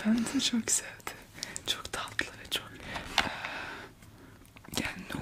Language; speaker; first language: Turkish; early bilingual, heritage; Turkish